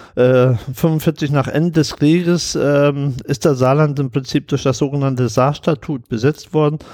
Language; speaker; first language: German; native; German